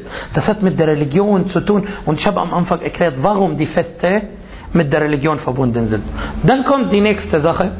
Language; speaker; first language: German; non-native, fluent; Arabic